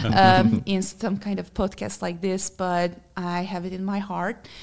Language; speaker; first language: English; non-native, fluent; Hungarian